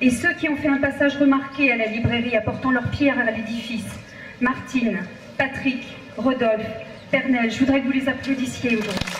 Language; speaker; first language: French; native; French